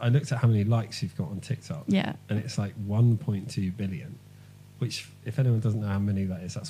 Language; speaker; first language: English; native; English